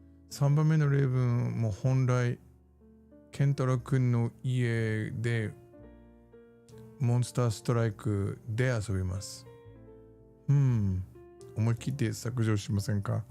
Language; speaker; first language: Japanese; non-native, learner; English